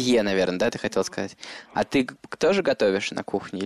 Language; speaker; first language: Russian; native; Russian